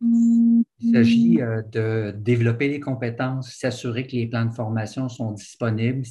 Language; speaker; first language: French; native; French